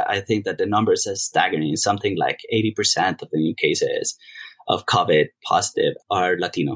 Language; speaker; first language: English; non-native, fluent; Spanish